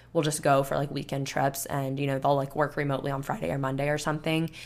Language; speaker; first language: English; native; English